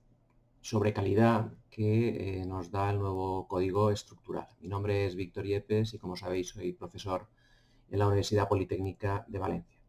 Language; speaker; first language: Spanish; native; Spanish